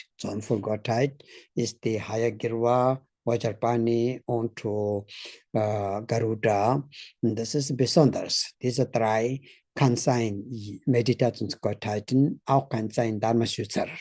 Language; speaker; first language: German; non-native, learner; Tibetan